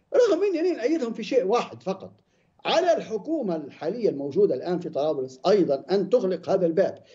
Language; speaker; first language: Arabic; native; Arabic